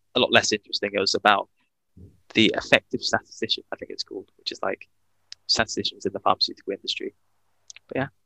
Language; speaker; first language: English; native; English